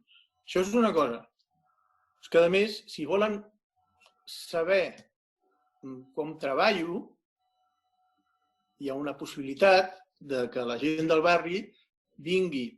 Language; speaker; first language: Catalan; non-native, local second language; Spanish